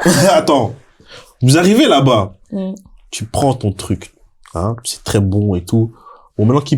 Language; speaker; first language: French; native; French